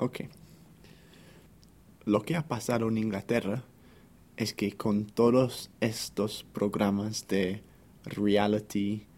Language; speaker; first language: Spanish; non-native, fluent; English